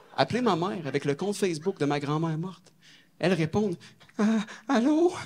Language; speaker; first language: French; native; French